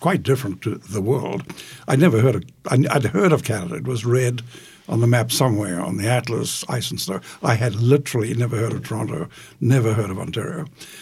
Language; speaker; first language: English; native; English